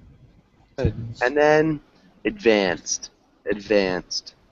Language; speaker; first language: English; non-native, fluent; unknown